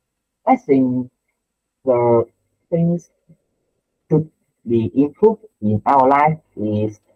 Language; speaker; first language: English; non-native, learner; Vietnamese